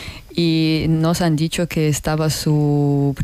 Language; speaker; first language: Spanish; non-native, learner; Russian